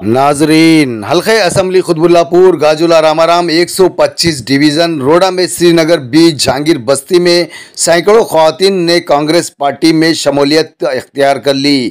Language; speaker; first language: Hindi; non-native, local second language; Urdu